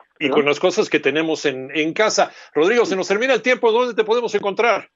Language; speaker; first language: Spanish; native; Spanish